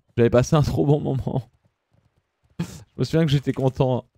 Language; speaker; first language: French; early bilingual, other home language; Italian